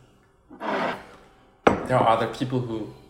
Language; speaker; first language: English; non-native, fluent; Korean